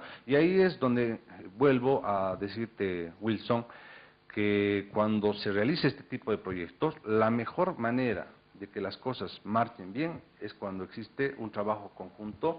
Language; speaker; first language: Spanish; native; Spanish